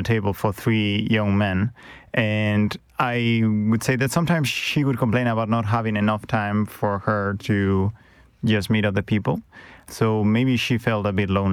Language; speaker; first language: English; non-native, fluent; Spanish